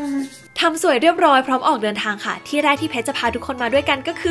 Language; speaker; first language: Thai; native; Thai